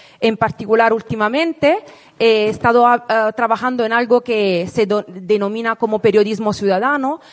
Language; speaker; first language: Spanish; non-native, fluent; Italian